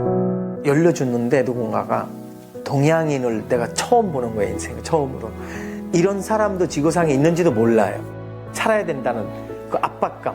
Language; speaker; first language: Korean; non-native, fluent; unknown